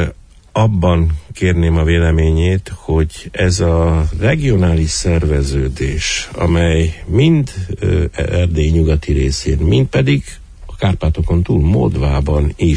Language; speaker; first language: Hungarian; native; Hungarian